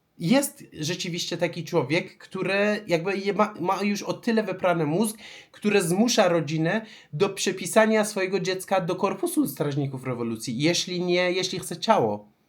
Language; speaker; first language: Polish; non-native, fluent; Persian